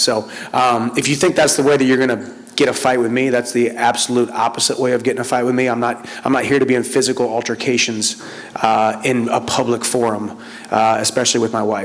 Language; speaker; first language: English; native; English